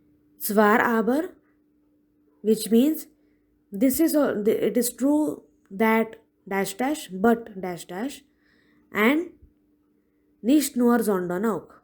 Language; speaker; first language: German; non-native, fluent; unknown